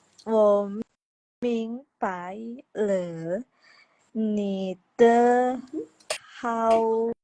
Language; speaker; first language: Chinese; non-native, learner; Indonesian